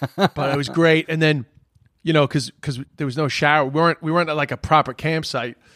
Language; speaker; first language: English; native; English